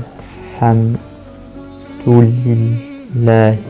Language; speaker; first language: Arabic; non-native, learner; French